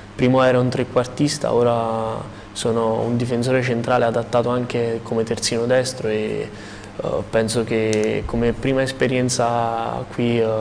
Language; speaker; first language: Italian; native; Italian